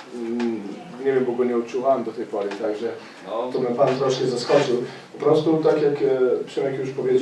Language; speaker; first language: Polish; non-native, fluent; Slovenian